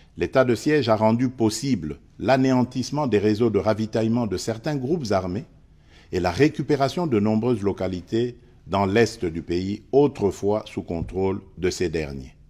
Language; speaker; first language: French; non-native, local second language; Luba-Lulua